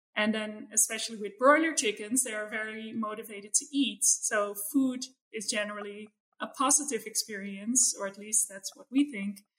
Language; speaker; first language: English; non-native, fluent; Dutch